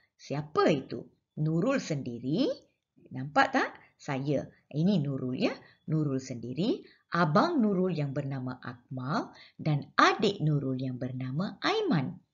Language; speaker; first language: Malay; non-native, local second language; Tamil